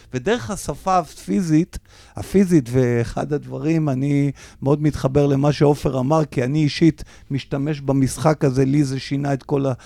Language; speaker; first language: Hebrew; native; Hebrew